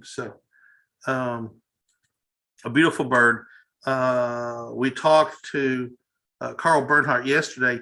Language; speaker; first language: English; native; English